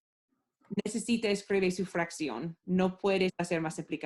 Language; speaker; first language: Spanish; non-native, learner; English